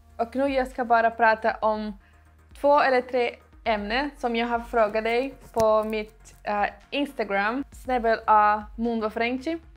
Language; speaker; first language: Swedish; non-native, learner; Portuguese